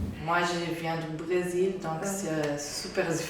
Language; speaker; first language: French; non-native, fluent; Portuguese